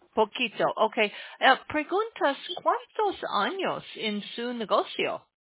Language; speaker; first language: Spanish; non-native, learner; English